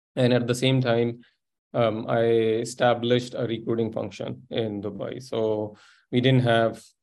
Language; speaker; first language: English; non-native, local second language; Sindhi